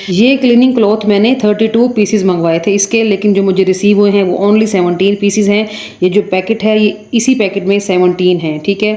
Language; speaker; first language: Urdu; native; Urdu